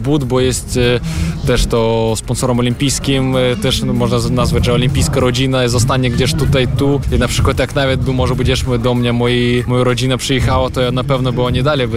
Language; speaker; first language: Polish; non-native, learner; Russian